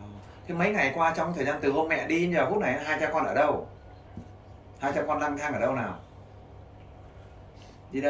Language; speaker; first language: Vietnamese; native; Vietnamese